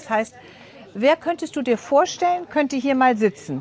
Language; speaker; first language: German; native; German